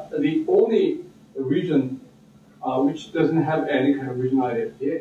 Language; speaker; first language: English; non-native, fluent; Korean